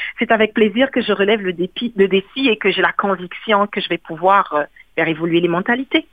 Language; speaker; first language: French; non-native, local second language; Kongo